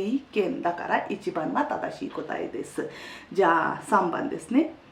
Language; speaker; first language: Japanese; non-native, fluent; Hindi